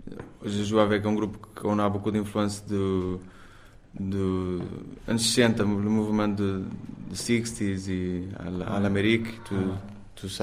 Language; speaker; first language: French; non-native, learner; Portuguese